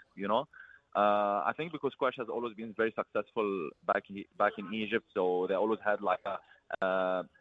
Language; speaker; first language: English; early bilingual, other home language; Arabic